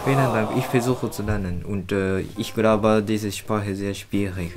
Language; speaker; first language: German; non-native, learner; Japanese